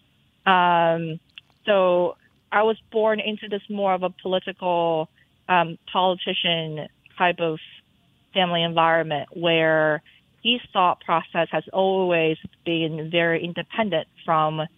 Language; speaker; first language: English; non-native, fluent; Chinese